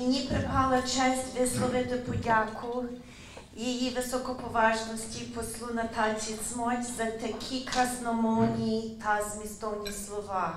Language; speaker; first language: Ukrainian; early bilingual, heritage; Ukrainian